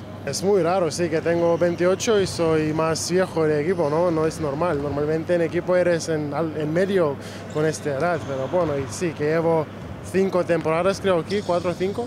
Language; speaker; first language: Spanish; non-native, learner; Lithuanian